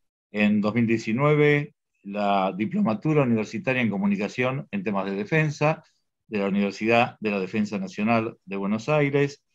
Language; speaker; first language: Spanish; native; Spanish